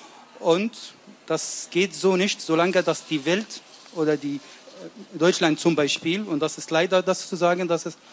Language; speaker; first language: German; non-native, learner; Arabic